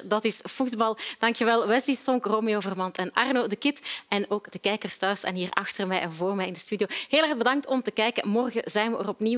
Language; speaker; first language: Dutch; native; Dutch